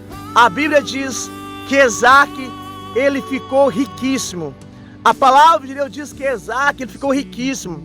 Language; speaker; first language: Portuguese; native; Portuguese